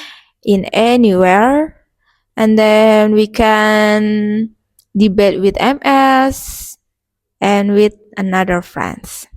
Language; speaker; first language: English; non-native, learner; Indonesian